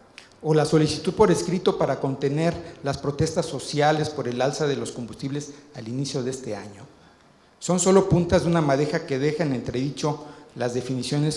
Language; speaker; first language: Spanish; native; Spanish